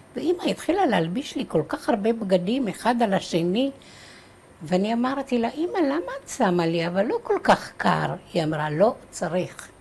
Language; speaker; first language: Hebrew; early bilingual, other home language; Czech